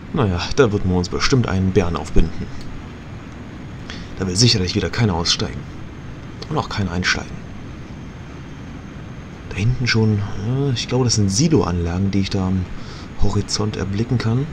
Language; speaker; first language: German; native; German